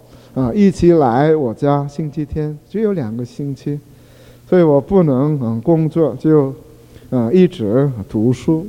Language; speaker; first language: Chinese; non-native, fluent; Korean